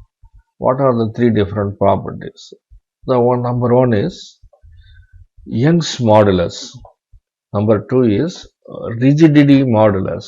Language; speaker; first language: English; non-native, local second language; Tamil